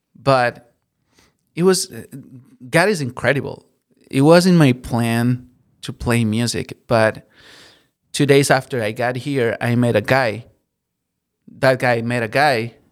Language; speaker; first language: English; non-native, learner; Spanish